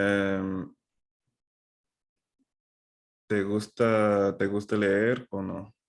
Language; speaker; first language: Spanish; non-native, fluent; English